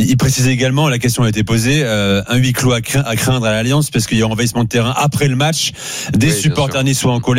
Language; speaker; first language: French; native; French